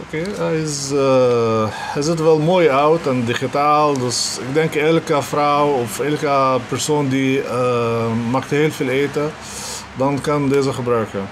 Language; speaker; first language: Dutch; non-native, learner; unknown